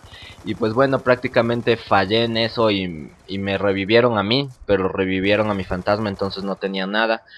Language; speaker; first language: Spanish; native; Spanish